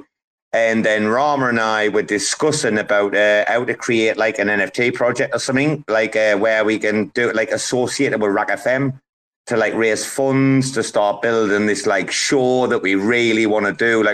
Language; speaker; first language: English; native; English